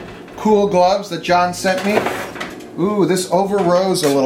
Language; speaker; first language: English; native; English